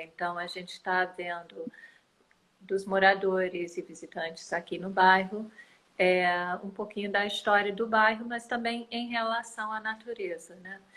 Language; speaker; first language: Portuguese; non-native, fluent; English